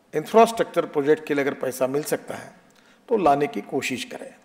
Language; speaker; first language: Hindi; non-native, local second language; Marathi